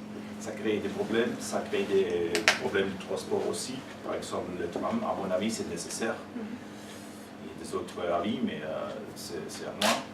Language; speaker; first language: French; non-native, learner; German